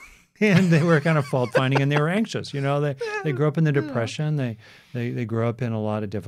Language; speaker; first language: English; native; English